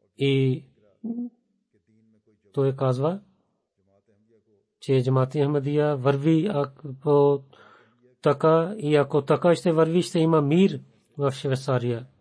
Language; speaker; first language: Bulgarian; non-native, learner; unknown